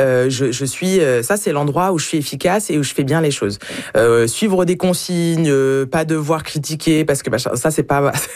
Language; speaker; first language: French; native; French